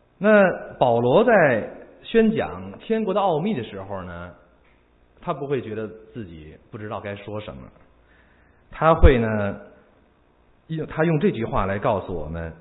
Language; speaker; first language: Chinese; native; Chinese